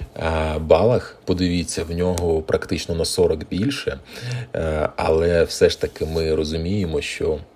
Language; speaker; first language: Ukrainian; non-native, local second language; Russian